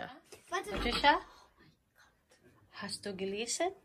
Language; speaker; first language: German; non-native, learner; Filipino